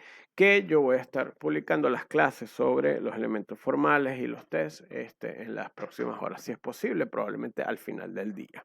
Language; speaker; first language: Spanish; native; Spanish